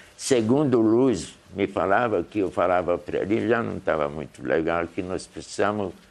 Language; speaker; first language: Portuguese; early bilingual, other home language; Hungarian